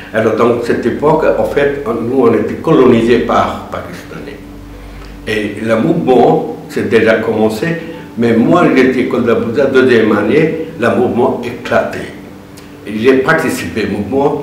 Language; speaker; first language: French; non-native, learner; Bangla